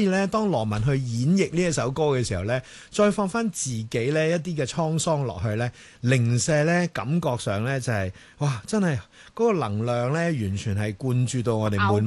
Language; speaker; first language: Cantonese; native; Cantonese